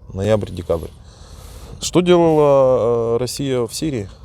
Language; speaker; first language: Russian; native; Russian